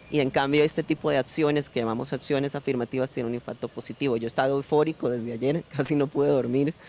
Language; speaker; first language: Spanish; native; Spanish